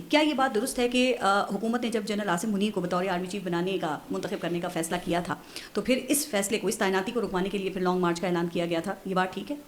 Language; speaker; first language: Urdu; native; Urdu